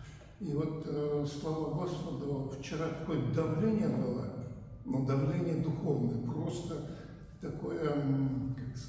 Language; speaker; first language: Russian; native; Russian